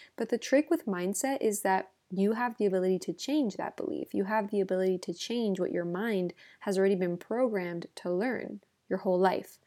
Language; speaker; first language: English; native; English